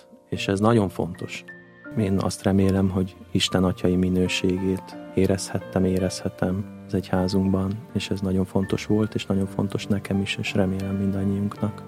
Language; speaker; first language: Hungarian; native; Hungarian